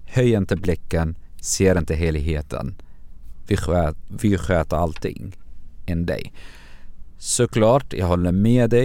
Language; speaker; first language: Swedish; non-native, fluent; Arabic